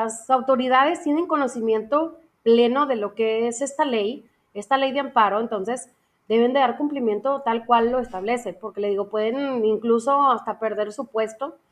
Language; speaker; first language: Spanish; native; Spanish